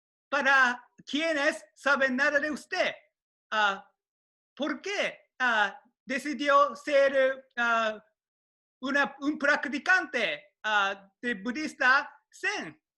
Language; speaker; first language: Spanish; non-native, fluent; Japanese